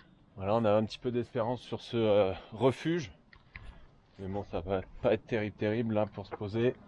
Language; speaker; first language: French; native; French